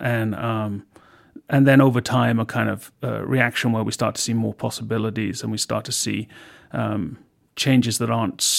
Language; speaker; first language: English; native; English